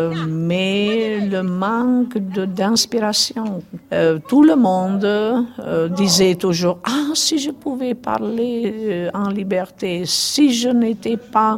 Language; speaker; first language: French; non-native, fluent; Czech